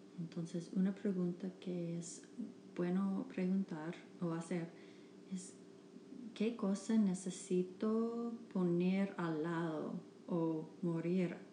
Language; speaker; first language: Spanish; non-native, fluent; English